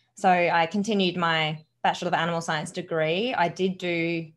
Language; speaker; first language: English; native; English